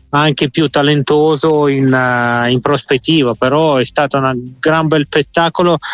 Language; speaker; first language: Italian; non-native, fluent; Russian